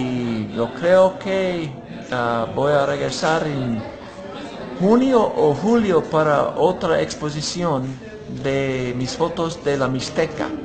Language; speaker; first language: Spanish; non-native, fluent; English